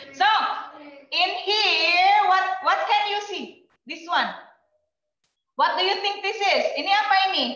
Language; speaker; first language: English; non-native, learner; Indonesian